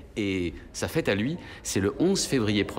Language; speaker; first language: French; native; French